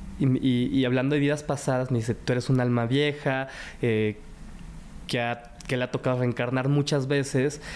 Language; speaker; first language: Spanish; early bilingual, other home language; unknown